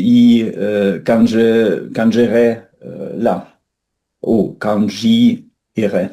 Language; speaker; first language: French; non-native, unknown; Russian